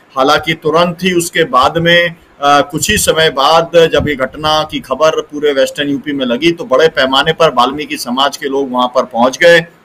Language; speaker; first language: Hindi; native; Hindi